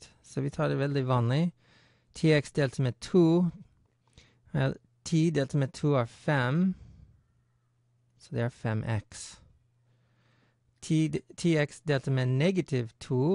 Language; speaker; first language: Norwegian; non-native, fluent; English